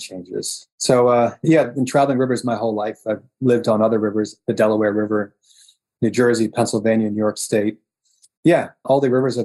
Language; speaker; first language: English; native; English